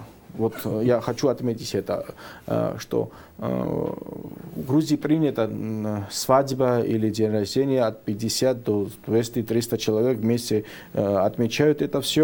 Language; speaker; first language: Russian; non-native, fluent; Georgian